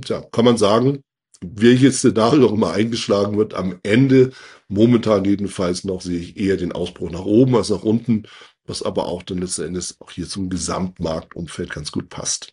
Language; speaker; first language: German; native; German